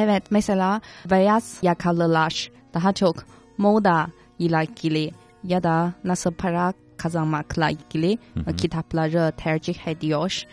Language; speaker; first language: Turkish; non-native, fluent; Chinese